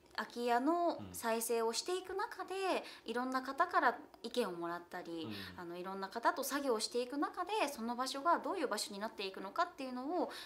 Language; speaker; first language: Japanese; native; Japanese